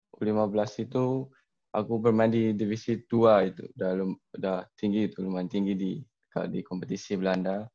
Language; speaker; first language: Indonesian; early bilingual, heritage; Indonesian